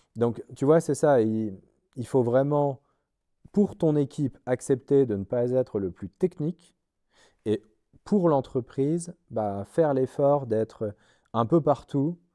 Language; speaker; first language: French; native; French